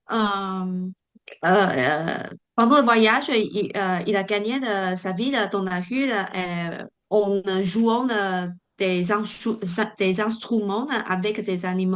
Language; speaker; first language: French; non-native, learner; Chinese